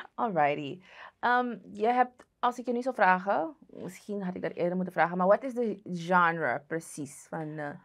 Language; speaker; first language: Dutch; native; Dutch